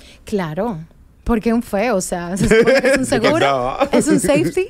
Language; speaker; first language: Spanish; native; Spanish